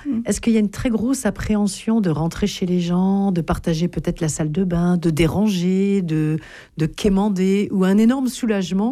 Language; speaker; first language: French; native; French